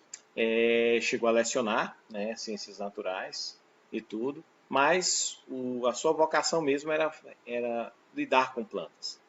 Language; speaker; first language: Portuguese; native; Portuguese